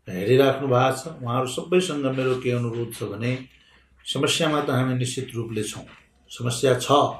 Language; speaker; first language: Nepali; non-native, local second language; Maithili